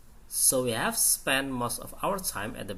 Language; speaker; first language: English; non-native, learner; Indonesian